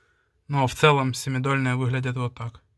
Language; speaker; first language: Russian; native; Russian